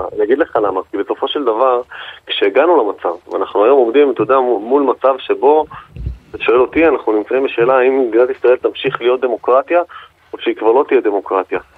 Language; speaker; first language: Hebrew; native; Hebrew